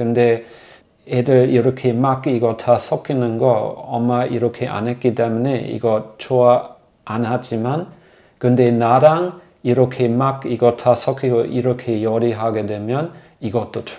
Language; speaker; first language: Korean; non-native, fluent; German